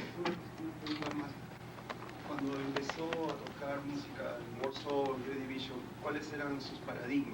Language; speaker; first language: Spanish; native; Spanish